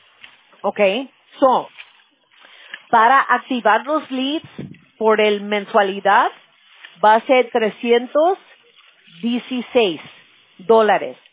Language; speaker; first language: Spanish; early bilingual, heritage; Spanish